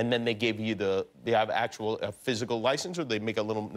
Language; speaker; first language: English; native; English